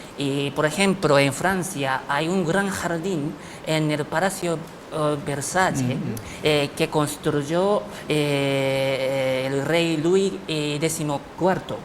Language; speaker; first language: Spanish; non-native, fluent; Japanese